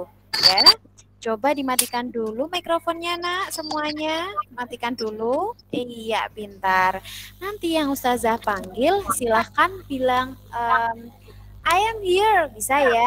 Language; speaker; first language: Indonesian; native; Indonesian